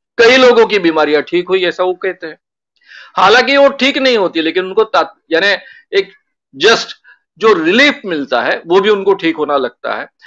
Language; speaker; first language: Hindi; non-native, local second language; Marathi